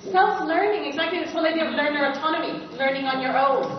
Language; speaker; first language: English; native; English